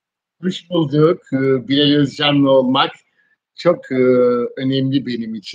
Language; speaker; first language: Turkish; native; Turkish